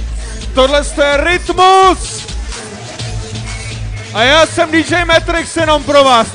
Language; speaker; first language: Czech; native; Czech